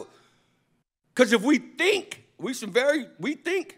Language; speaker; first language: English; native; English